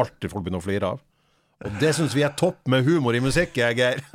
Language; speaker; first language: Norwegian; native; Norwegian